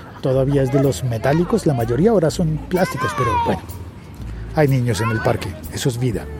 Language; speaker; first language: Spanish; native; Spanish